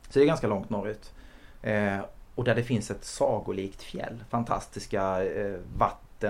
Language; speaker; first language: Swedish; native; Swedish